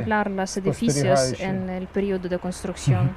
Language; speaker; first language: Spanish; non-native, learner; Ukrainian